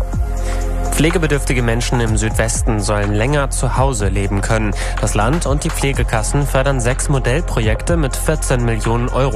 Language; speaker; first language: German; native; German